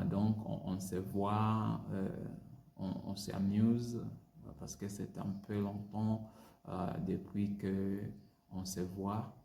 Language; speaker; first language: French; non-native, learner; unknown